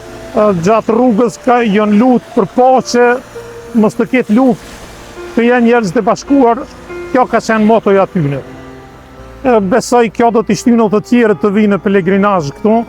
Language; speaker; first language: Albanian; native; Albanian